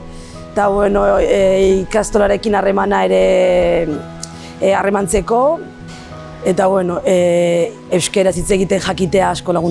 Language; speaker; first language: Basque; non-native, local second language; Arabic